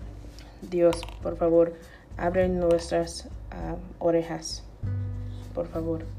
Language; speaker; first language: Spanish; non-native, learner; English